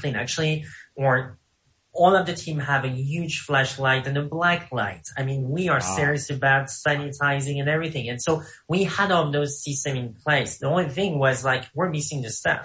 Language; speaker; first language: English; non-native, fluent; French